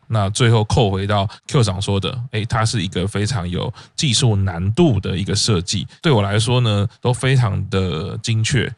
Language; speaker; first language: Chinese; native; Chinese